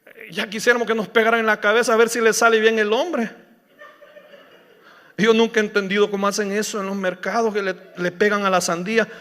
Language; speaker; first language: Spanish; native; Spanish